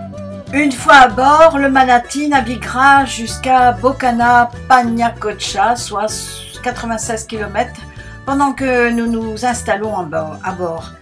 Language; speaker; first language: French; native; French